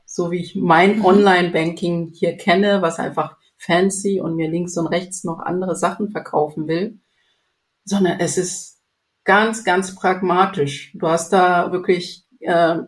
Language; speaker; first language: German; non-native, fluent; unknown